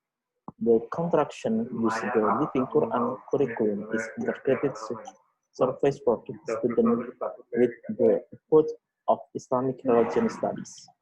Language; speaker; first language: English; non-native, learner; Indonesian